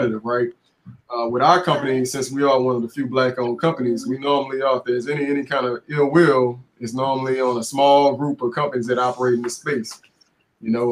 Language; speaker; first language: English; native; English